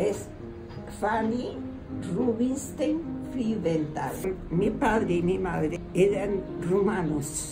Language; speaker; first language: Spanish; early bilingual, other home language; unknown